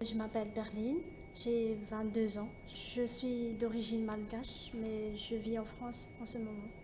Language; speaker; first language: French; non-native, local second language; Malagasy